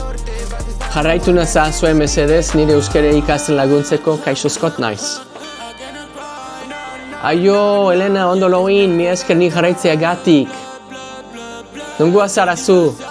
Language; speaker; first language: Basque; non-native, learner; English